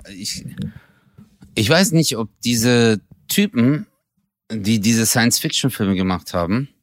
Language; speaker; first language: German; early bilingual, other home language; Turkish